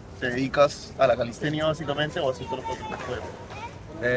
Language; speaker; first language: Spanish; native; Spanish